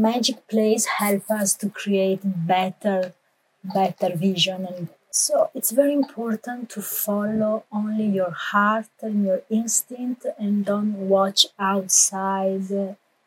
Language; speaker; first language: English; non-native, learner; Italian